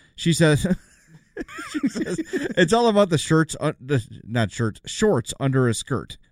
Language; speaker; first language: English; native; English